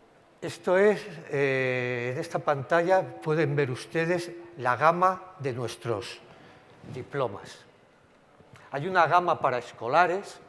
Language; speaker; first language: Spanish; native; Spanish